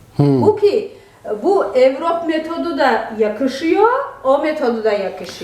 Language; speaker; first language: Turkish; non-native, fluent; Georgian